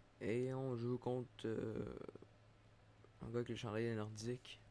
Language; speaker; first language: French; native; French